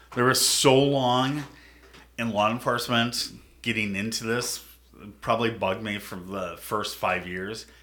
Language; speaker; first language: English; native; English